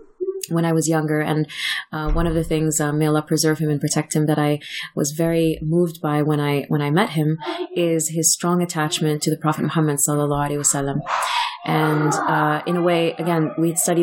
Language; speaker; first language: English; native; English